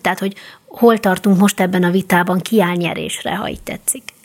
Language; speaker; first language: Hungarian; native; Hungarian